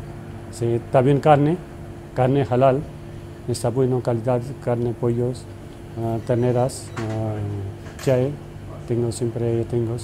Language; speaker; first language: Spanish; non-native, learner; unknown